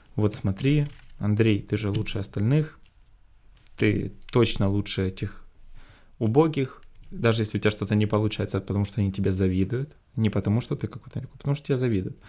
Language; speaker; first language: Russian; native; Russian